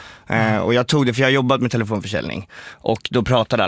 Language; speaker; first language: Swedish; native; Swedish